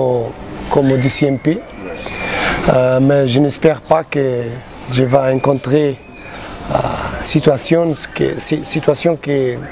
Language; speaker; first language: French; non-native, learner; Portuguese